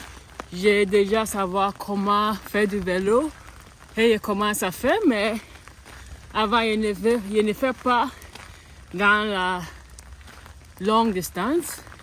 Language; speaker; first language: French; non-native, learner; English